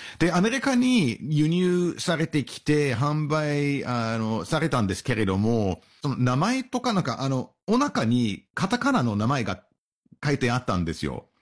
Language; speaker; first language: Japanese; non-native, fluent; English